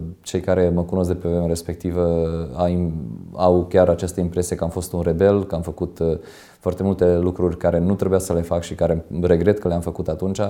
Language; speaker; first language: Romanian; non-native, local second language; Hungarian